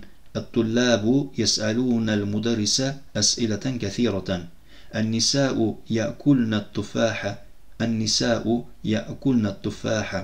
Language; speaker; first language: Arabic; non-native, fluent; Turkish